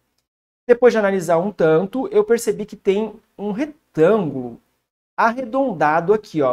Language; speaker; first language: Portuguese; native; Portuguese